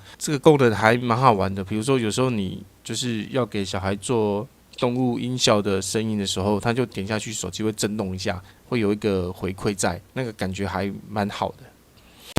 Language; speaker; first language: Chinese; native; Chinese